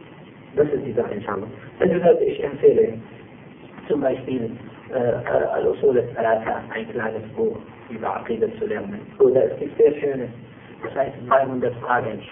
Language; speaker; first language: German; non-native, fluent; Turkish